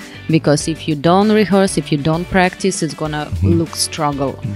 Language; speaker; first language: English; non-native, fluent; Russian